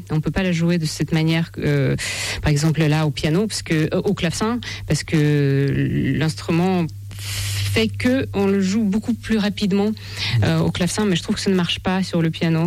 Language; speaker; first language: French; non-native, fluent; Russian